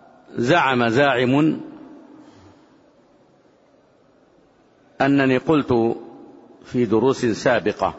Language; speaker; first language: Arabic; native; Arabic